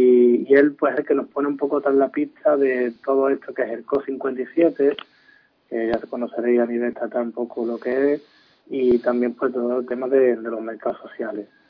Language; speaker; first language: Spanish; native; Spanish